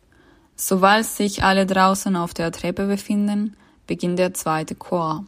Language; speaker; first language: German; non-native, fluent; Persian